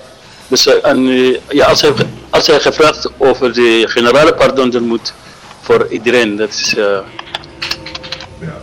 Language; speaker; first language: Dutch; non-native, learner; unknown